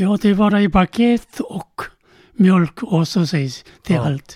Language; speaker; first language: Swedish; non-native, learner; Korean